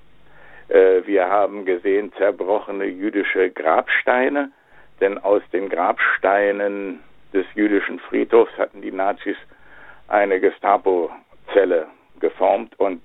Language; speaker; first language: German; native; German